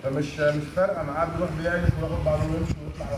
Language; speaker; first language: Arabic; native; Arabic